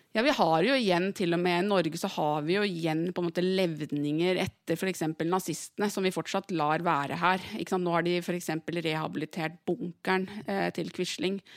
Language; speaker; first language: Norwegian; native; Norwegian